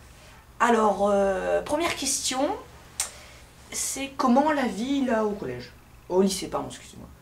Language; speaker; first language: French; native; French